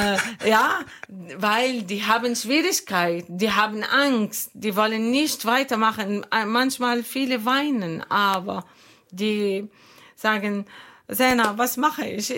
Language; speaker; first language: German; non-native, learner; Arabic